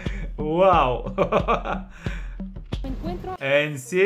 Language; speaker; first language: Spanish; non-native, fluent; Russian